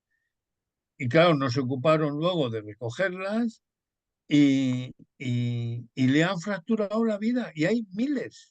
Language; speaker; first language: Spanish; native; Spanish